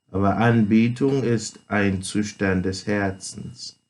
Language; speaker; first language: German; non-native, fluent; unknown